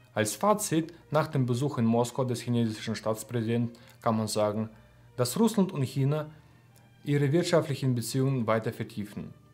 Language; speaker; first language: German; non-native, fluent; Russian